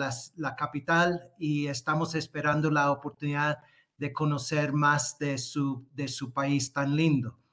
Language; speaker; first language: Spanish; non-native, fluent; English